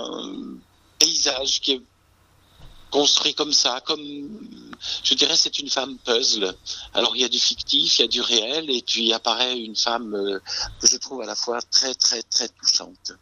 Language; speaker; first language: French; native; French